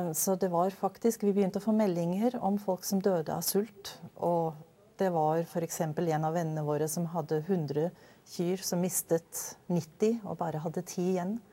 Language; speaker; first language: Norwegian; early bilingual, other home language; Danish